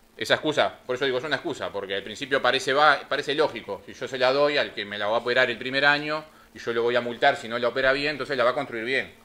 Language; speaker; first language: Spanish; native; Spanish